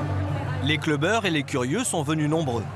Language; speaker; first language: French; native; French